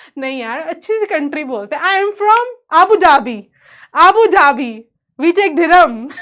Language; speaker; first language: Hindi; native; Hindi